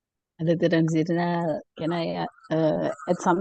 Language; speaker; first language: English; non-native, learner; Indonesian